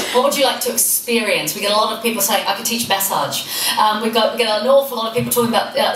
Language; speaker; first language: English; native; English